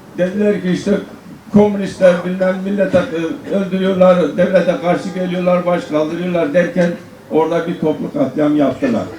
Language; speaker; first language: Turkish; non-native, local second language; Zaza